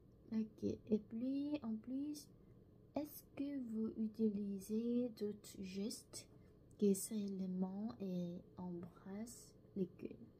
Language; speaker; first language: French; non-native, learner; Korean